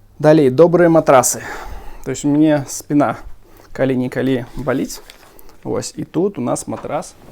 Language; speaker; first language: Belarusian; non-native, local second language; Russian